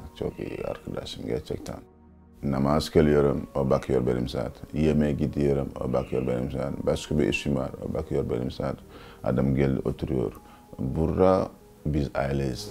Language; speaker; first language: Turkish; non-native, learner; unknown